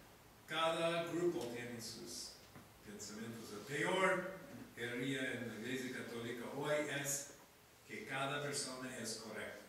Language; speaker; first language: Spanish; non-native, fluent; English